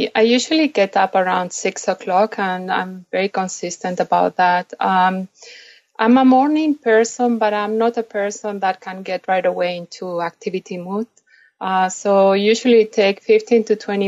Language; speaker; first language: English; non-native, fluent; Spanish